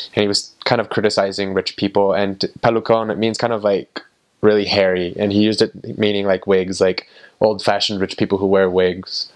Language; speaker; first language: English; native; English